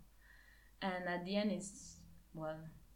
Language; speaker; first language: English; non-native, fluent; French